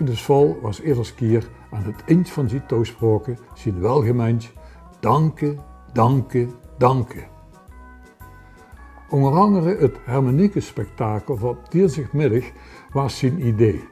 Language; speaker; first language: Dutch; native; Dutch